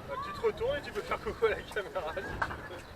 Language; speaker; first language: French; native; French